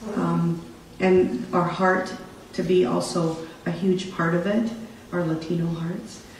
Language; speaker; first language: English; native; English